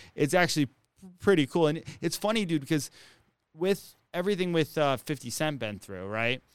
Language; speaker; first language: English; native; English